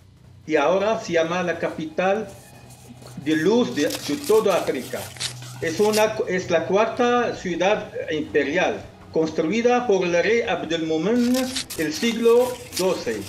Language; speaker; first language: Spanish; non-native, fluent; Arabic